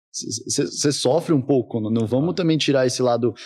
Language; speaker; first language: Portuguese; native; Portuguese